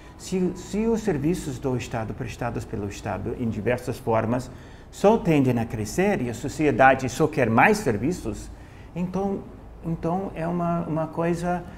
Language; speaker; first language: Portuguese; non-native, fluent; English